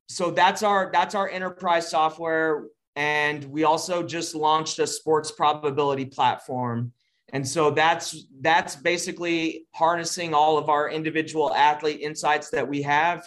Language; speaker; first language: English; native; English